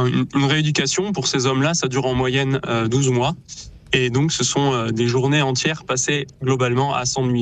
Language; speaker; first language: French; native; French